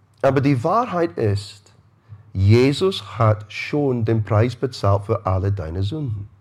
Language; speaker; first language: German; non-native, fluent; English